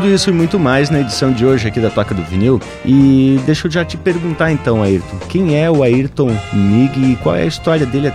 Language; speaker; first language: Portuguese; native; Portuguese